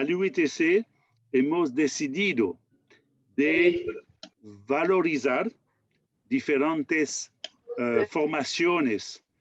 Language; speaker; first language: Spanish; non-native, fluent; French